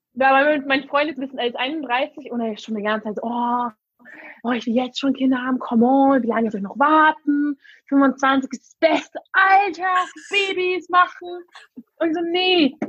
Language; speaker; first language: German; non-native, fluent; English